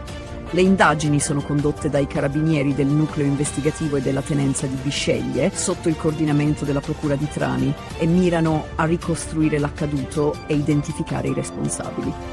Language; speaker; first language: Italian; native; Italian